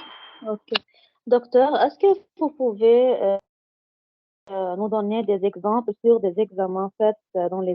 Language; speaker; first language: French; non-native, learner; Arabic